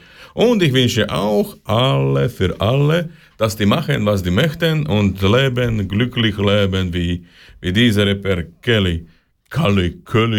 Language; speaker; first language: German; non-native, learner; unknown